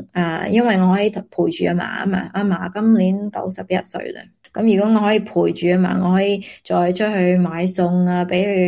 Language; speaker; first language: Cantonese; early bilingual, heritage; Cantonese